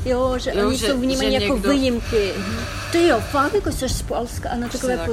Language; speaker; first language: Czech; non-native, fluent; Ukrainian